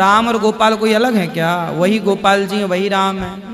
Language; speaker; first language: Hindi; native; Hindi